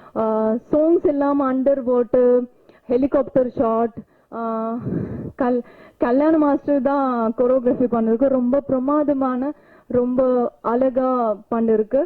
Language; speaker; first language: Tamil; non-native, learner; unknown